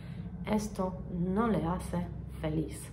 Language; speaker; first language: Spanish; non-native, fluent; Polish